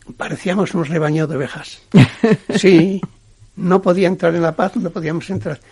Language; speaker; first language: Spanish; native; Spanish